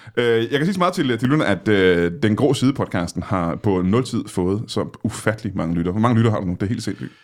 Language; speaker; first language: Danish; native; Danish